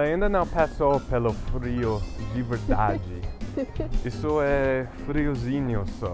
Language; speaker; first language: Portuguese; non-native, fluent; English